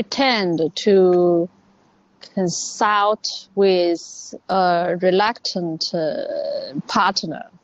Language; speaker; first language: English; non-native, learner; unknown